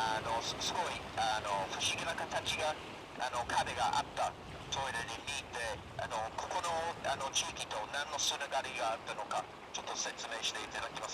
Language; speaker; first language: Japanese; non-native, fluent; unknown